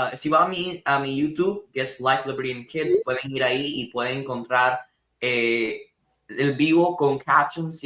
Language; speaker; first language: Spanish; early bilingual, heritage; Spanish